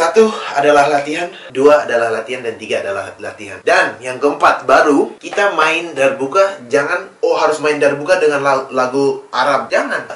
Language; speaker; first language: Indonesian; early bilingual, other home language; English